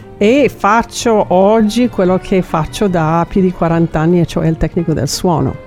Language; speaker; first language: Italian; non-native, fluent; English